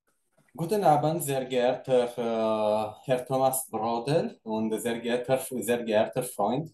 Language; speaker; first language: German; non-native, fluent; Romanian